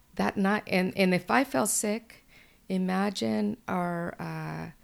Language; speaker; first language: English; early bilingual, other home language; Spanish